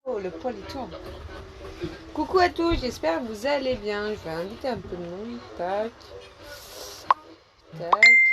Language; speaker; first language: French; native; French